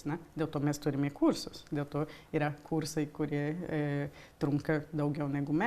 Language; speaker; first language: Lithuanian; early bilingual, heritage; Lithuanian